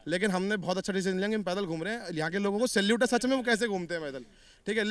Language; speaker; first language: Hindi; native; Hindi